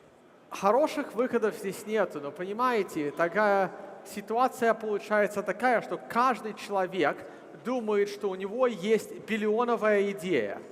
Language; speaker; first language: Russian; early bilingual, heritage; Russian